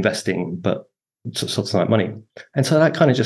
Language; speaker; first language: English; native; English